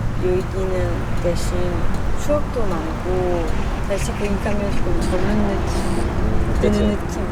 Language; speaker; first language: Korean; non-native, learner; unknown